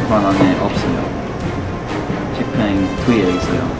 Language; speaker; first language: Korean; non-native, learner; English